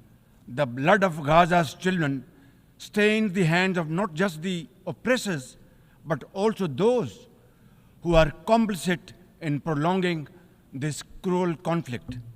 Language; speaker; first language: English; non-native, local second language; Urdu